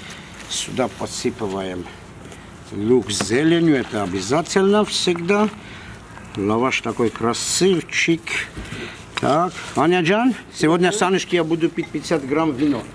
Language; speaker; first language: Russian; non-native, fluent; Armenian